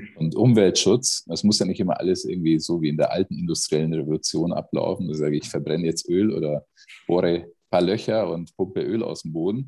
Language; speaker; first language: German; non-native, fluent; Hungarian